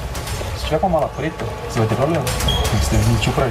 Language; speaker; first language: Portuguese; native; Portuguese